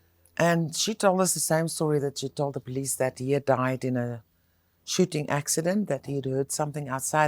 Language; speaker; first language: English; non-native, local second language; Afrikaans